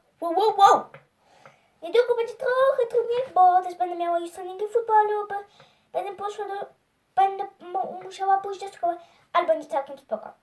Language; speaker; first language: Polish; early bilingual, heritage; Polish